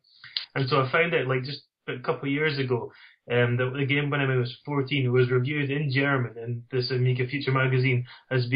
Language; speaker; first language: English; native; English